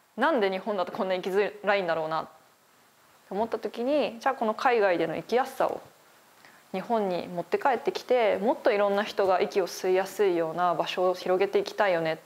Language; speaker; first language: Japanese; native; Japanese